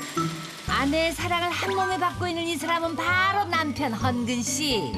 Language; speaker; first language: Korean; native; Korean